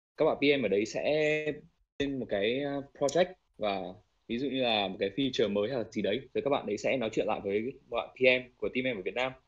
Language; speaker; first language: Vietnamese; native; Vietnamese